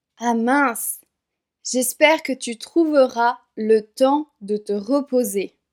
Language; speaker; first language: French; native; French